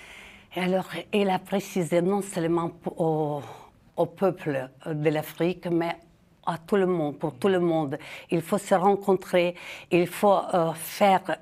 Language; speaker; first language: French; non-native, fluent; Ukrainian